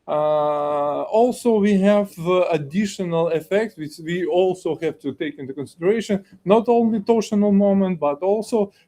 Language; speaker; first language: English; non-native, fluent; Ukrainian